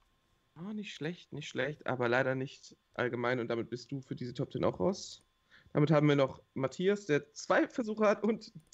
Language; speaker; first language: German; native; German